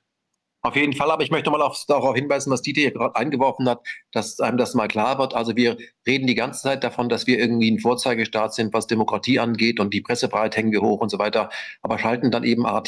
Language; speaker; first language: German; native; German